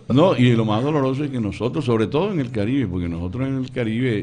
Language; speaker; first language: Spanish; native; Spanish